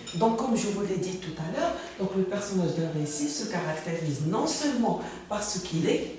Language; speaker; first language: French; non-native, local second language; Arabic